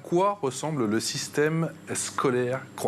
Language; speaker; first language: French; native; French